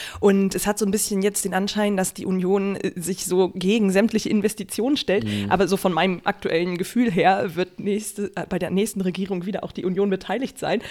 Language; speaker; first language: German; native; German